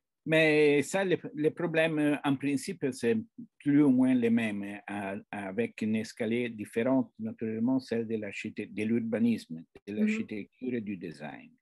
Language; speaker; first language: French; non-native, fluent; Italian